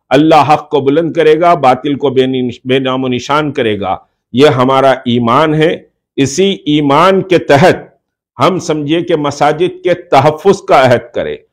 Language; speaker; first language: Hindi; non-native, local second language; Urdu